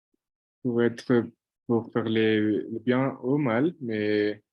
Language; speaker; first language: French; non-native, fluent; Portuguese